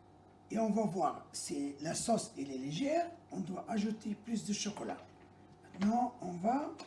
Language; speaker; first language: French; non-native, local second language; Arabic